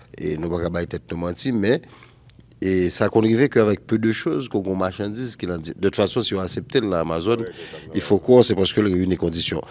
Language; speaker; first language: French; non-native, local second language; Haitian Creole